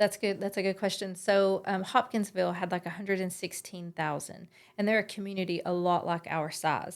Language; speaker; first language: English; native; English